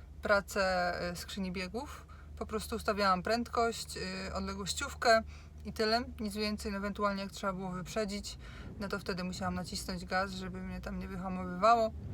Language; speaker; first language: Polish; native; Polish